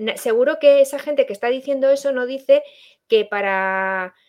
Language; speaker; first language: Spanish; native; Spanish